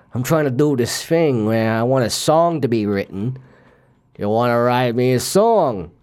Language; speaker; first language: English; native; English